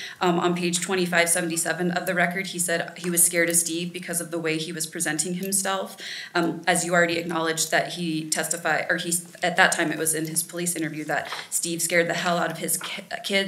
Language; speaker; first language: English; native; English